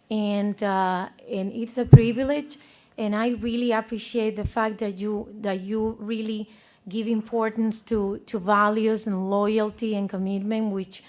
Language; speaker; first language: English; non-native, fluent; Spanish